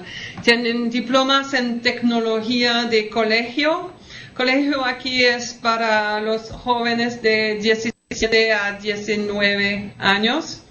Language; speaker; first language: Spanish; non-native, learner; French